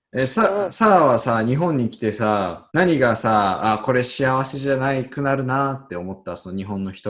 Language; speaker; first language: Japanese; native; Japanese